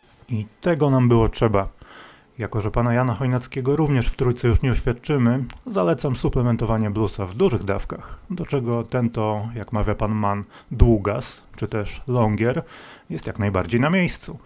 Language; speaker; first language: Polish; native; Polish